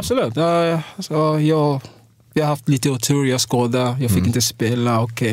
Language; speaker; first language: Swedish; non-native, fluent; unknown